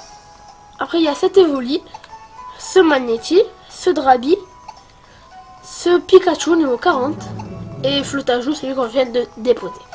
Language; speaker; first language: French; native; French